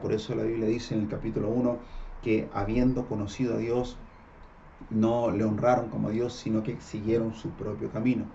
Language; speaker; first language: Spanish; native; Spanish